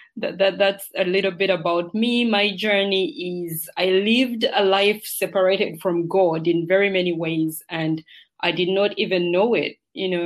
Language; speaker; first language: English; non-native, local second language; Ganda